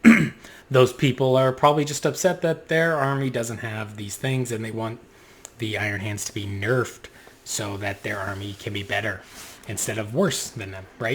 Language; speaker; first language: English; native; English